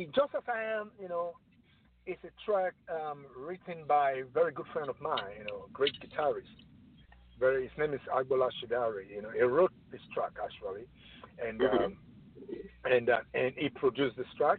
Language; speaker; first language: English; non-native, local second language; Yoruba